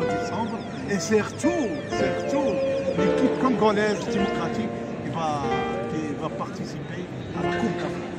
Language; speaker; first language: French; non-native, local second language; Arabic